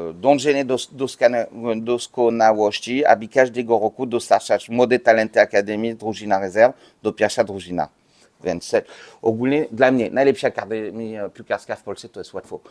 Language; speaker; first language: Polish; non-native, learner; French